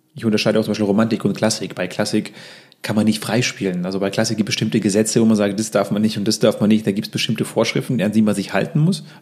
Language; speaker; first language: German; early bilingual, other home language; Russian